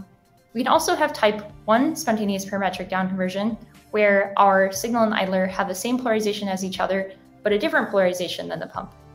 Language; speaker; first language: English; native; English